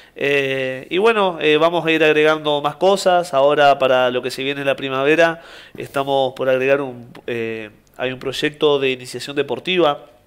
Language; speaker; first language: Spanish; native; Spanish